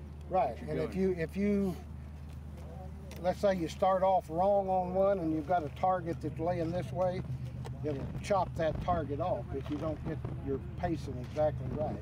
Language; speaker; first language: English; native; English